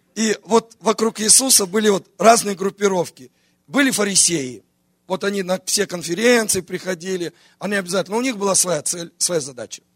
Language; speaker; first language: Russian; native; Russian